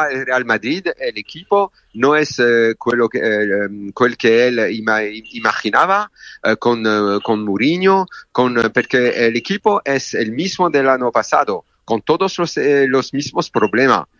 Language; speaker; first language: Spanish; non-native, fluent; French